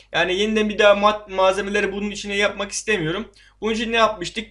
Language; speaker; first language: Turkish; native; Turkish